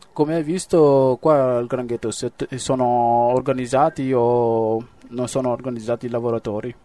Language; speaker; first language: Italian; non-native, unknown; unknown